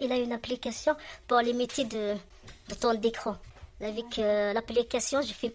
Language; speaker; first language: French; non-native, learner; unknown